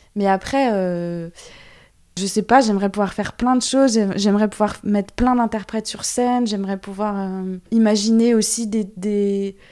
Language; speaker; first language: French; native; French